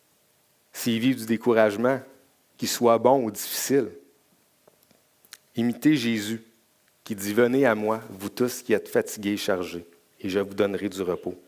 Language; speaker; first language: French; native; French